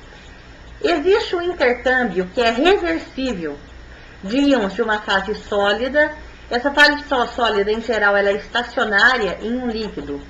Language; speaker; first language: Portuguese; native; Portuguese